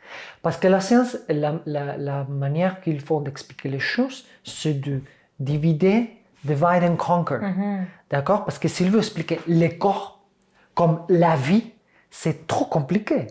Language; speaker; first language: French; non-native, fluent; Catalan